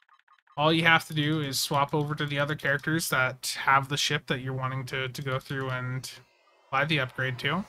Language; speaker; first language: English; native; English